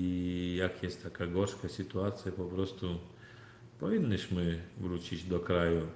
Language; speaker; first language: Polish; non-native, learner; Turkmen